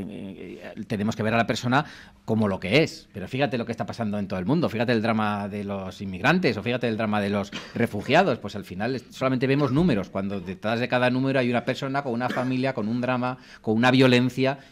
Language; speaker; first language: Spanish; native; Spanish